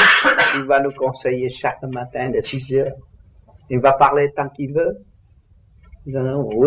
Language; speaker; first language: French; non-native, learner; Vietnamese